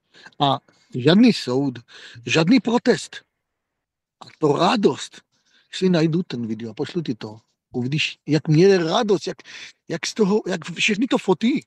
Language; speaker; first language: Czech; non-native, fluent; Hebrew